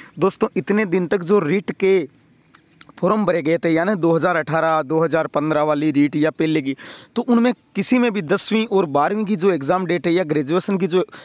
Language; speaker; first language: Hindi; native; Hindi